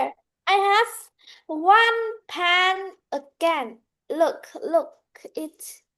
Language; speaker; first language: English; non-native, learner; Vietnamese